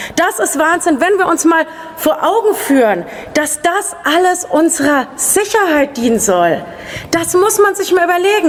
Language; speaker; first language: German; native; German